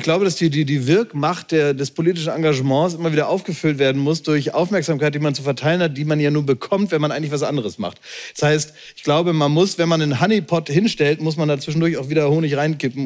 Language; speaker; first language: German; native; German